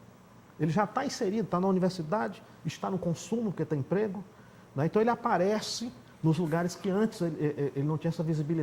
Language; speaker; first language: Portuguese; native; Portuguese